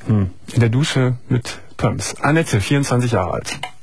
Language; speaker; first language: German; native; German